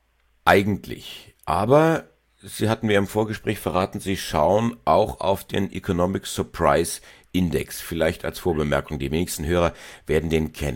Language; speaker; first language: German; native; German